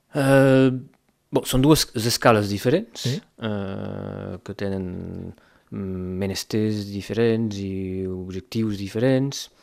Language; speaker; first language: Catalan; non-native, local second language; French